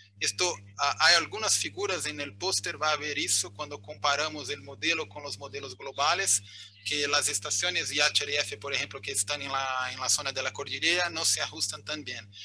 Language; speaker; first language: Spanish; non-native, fluent; Portuguese